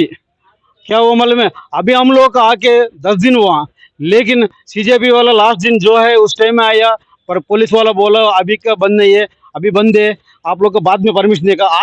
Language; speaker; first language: Hindi; non-native, local second language; Telugu